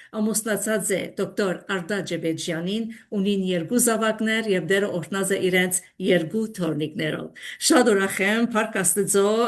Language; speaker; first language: Armenian; early bilingual, heritage; Armenian